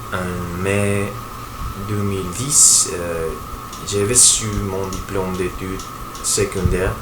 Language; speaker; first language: French; non-native, learner; Spanish